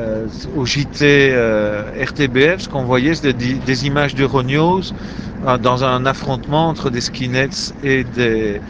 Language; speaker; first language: French; native; French